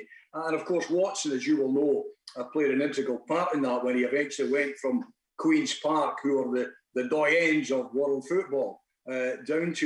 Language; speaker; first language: English; native; English